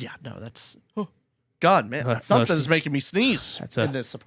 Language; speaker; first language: English; native; English